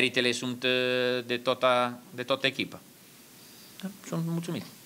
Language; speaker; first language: Romanian; non-native, learner; Italian